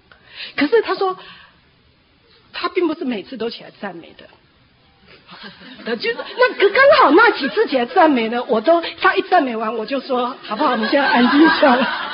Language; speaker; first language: Chinese; native; Chinese